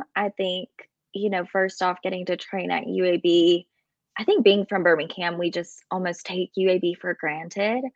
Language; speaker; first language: English; native; English